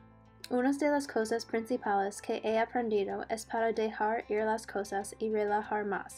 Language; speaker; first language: Spanish; non-native, learner; English